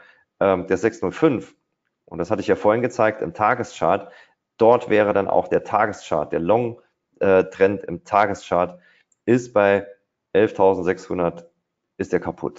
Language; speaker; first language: German; native; German